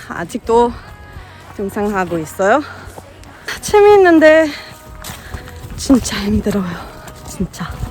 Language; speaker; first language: Korean; non-native, learner; German